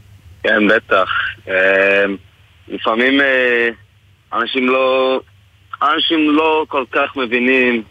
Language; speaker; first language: Hebrew; non-native, fluent; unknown